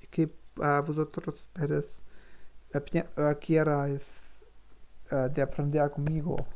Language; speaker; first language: Spanish; non-native, learner; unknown